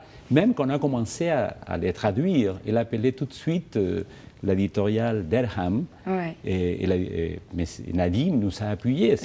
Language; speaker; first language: French; non-native, fluent; Spanish